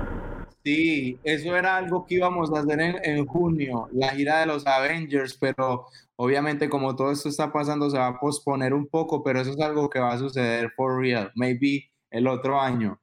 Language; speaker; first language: Spanish; native; Spanish